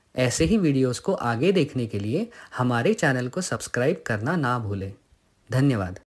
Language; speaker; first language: Hindi; non-native, local second language; Marathi